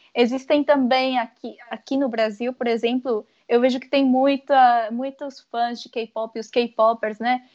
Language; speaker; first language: Portuguese; early bilingual, other home language; Korean